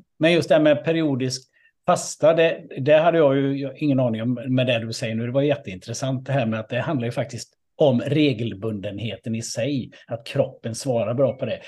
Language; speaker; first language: Swedish; native; Swedish